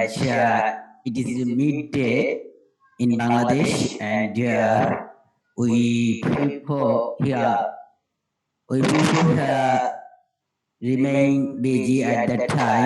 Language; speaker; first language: English; non-native, learner; Bangla